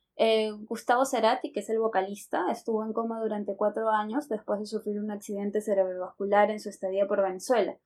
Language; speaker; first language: Spanish; native; Spanish